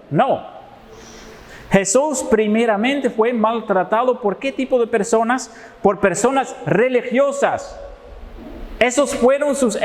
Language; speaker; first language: Spanish; non-native, fluent; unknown